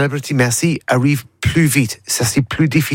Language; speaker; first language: French; non-native, learner; English